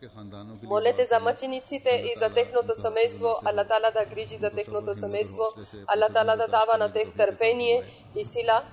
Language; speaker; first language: Bulgarian; non-native, local second language; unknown